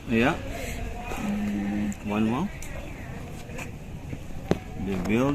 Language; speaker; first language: English; non-native, learner; Indonesian